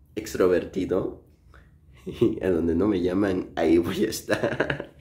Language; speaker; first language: Spanish; native; Spanish